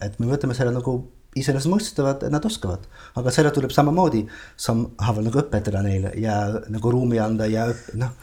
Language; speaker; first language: Estonian; non-native, fluent; Dutch